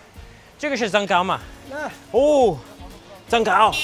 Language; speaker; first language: Chinese; non-native, fluent; English